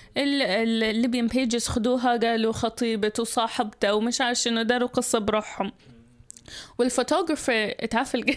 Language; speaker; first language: Arabic; early bilingual, heritage; Arabic